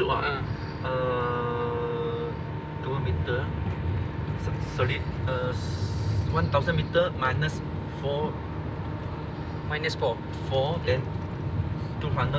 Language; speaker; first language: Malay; non-native, local second language; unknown